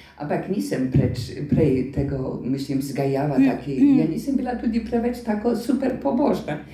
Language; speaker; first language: Slovenian; non-native, fluent; Polish